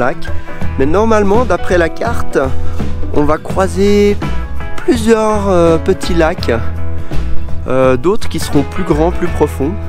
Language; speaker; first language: French; native; French